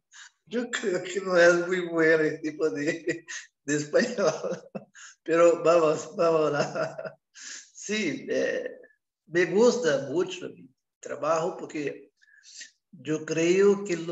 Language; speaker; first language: Spanish; non-native, learner; Portuguese